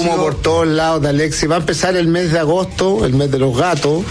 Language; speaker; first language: Spanish; native; Spanish